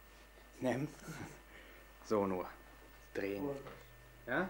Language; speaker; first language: Hungarian; non-native, learner; German